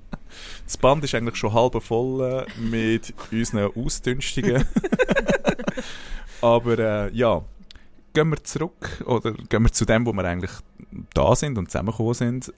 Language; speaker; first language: German; native; German